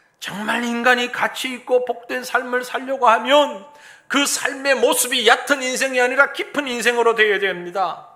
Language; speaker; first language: Korean; native; Korean